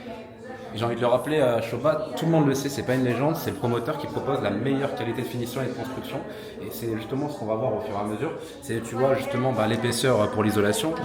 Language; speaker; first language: French; native; French